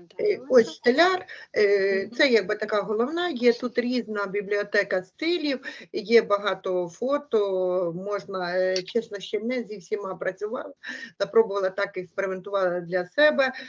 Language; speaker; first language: Ukrainian; native; Ukrainian